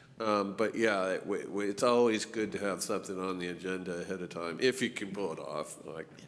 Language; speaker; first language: English; native; English